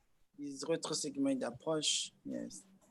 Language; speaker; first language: English; non-native, learner; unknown